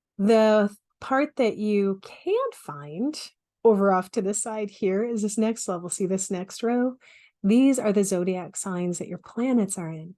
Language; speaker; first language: English; native; English